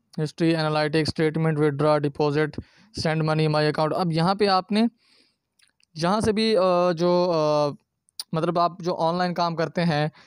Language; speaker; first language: Urdu; non-native, local second language; Punjabi